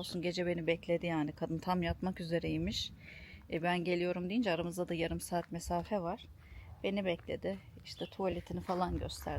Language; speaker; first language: Turkish; native; Turkish